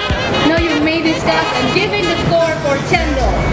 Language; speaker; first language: English; non-native, fluent; Indonesian